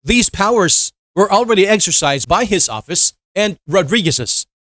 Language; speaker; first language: English; non-native, local second language; Filipino